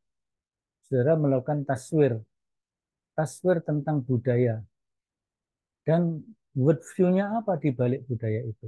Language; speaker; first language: Indonesian; native; Indonesian